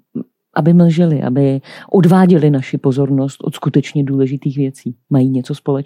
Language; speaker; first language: Czech; native; Czech